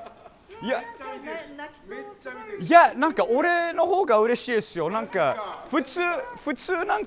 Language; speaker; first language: Japanese; non-native, fluent; English